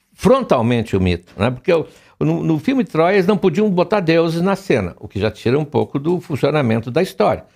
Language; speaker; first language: Portuguese; native; Portuguese